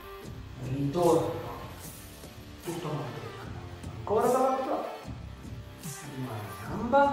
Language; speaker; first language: Italian; native; Italian